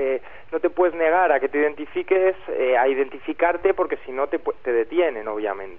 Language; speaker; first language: Spanish; native; Spanish